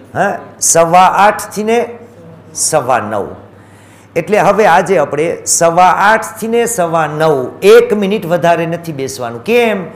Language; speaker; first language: Gujarati; early bilingual, heritage; Gujarati